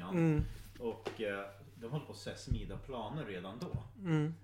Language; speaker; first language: Swedish; non-native, fluent; English